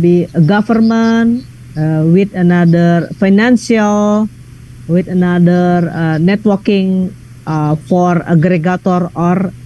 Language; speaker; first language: English; non-native, learner; Indonesian